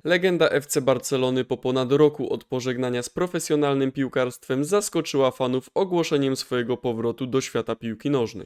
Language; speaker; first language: Polish; native; Polish